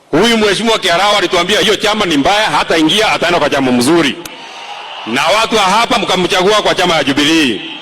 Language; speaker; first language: Swahili; non-native, local second language; Kikuyu